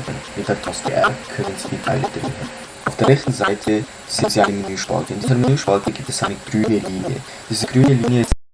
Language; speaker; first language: German; native; German